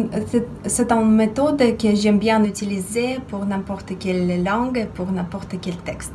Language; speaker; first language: French; non-native, fluent; Russian